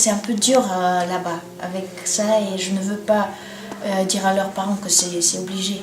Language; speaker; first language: French; non-native, learner; Bulgarian